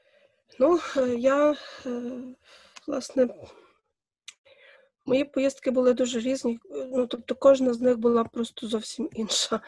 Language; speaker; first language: Ukrainian; native; Ukrainian